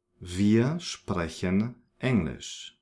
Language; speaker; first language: German; non-native, fluent; English